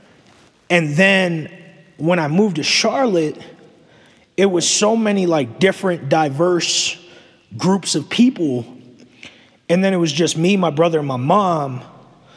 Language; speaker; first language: English; native; English